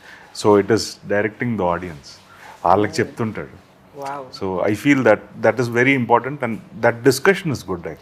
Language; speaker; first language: Telugu; native; Telugu